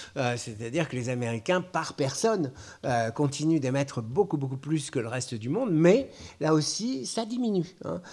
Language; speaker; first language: French; native; French